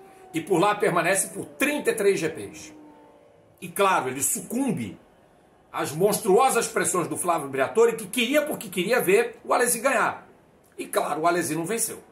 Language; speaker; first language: Portuguese; native; Portuguese